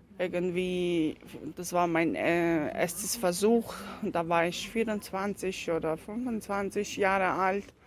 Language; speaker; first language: German; non-native, fluent; Romany